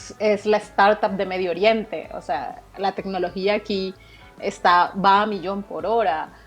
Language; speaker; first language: Spanish; native; Spanish